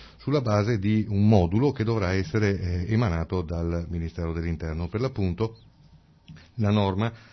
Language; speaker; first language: Italian; native; Italian